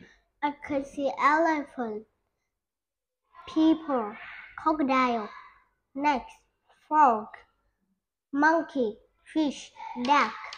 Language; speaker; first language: English; non-native, learner; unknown